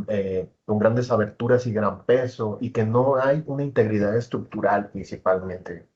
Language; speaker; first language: Spanish; native; Spanish